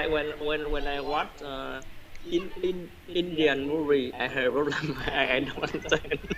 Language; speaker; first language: English; non-native, learner; Vietnamese